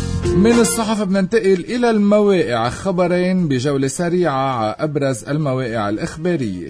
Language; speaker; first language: Arabic; native; Arabic